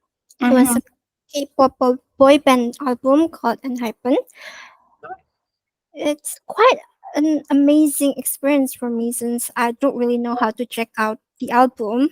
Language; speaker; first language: English; non-native, fluent; Indonesian